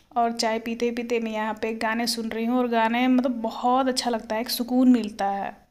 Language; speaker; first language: Hindi; native; Hindi